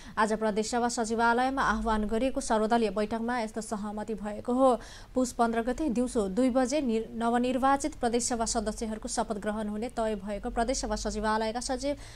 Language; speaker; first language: Nepali; non-native, local second language; Maithili